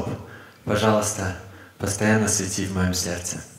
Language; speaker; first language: Russian; native; Russian